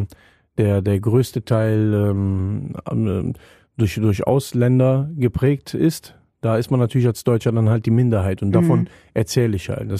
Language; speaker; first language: German; native; German